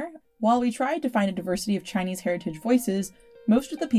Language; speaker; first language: English; native; English